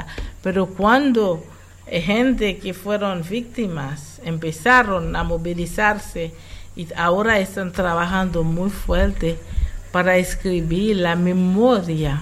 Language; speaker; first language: Spanish; non-native, fluent; Haitian Creole